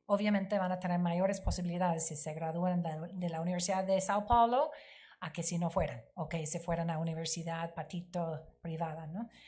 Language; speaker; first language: Spanish; non-native, fluent; English